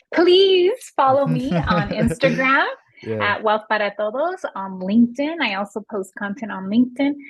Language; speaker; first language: English; native; English